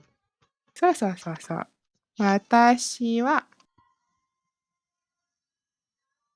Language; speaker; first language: Japanese; non-native, fluent; Malay